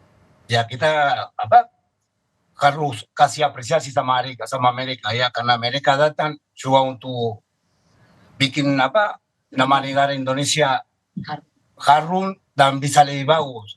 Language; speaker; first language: Indonesian; non-native, fluent; Spanish